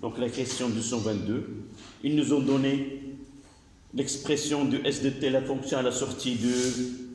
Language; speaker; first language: French; non-native, local second language; Arabic